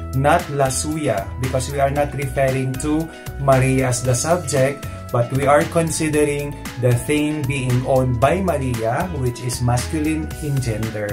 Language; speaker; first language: English; non-native, local second language; Filipino